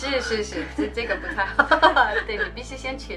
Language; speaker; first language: Chinese; non-native, fluent; Danish